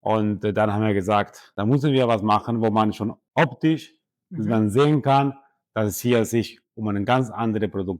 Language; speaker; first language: German; non-native, fluent; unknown